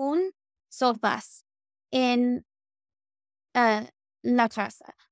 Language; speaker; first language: Spanish; non-native, learner; English